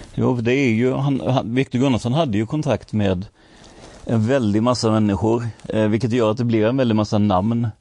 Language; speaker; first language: Swedish; native; Swedish